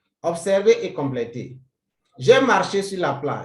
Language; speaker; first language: French; non-native, fluent; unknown